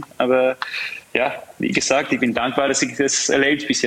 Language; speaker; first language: German; non-native, fluent; English